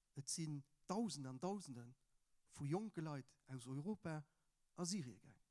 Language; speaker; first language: Luxembourgish; native; Luxembourgish